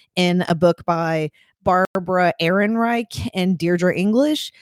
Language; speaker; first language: English; native; English